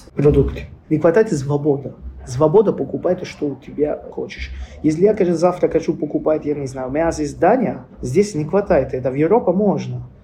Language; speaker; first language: Russian; non-native, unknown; Italian